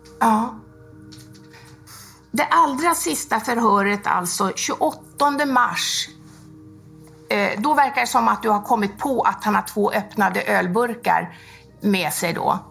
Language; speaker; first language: Swedish; native; Swedish